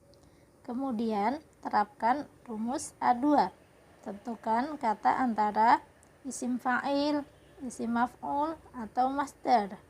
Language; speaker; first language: Indonesian; native; Indonesian